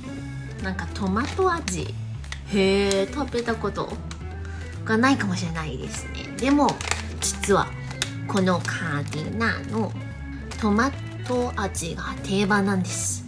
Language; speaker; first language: Japanese; non-native, fluent; Chinese